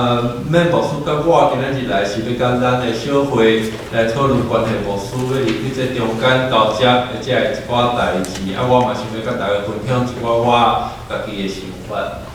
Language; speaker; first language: Chinese; native; Chinese